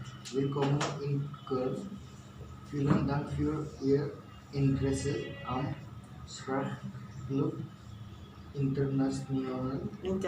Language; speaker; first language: German; non-native, learner; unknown